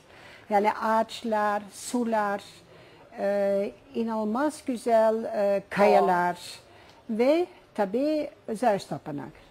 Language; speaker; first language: Turkish; non-native, fluent; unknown